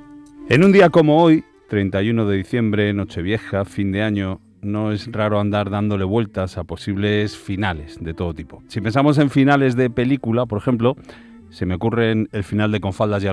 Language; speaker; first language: Spanish; native; Spanish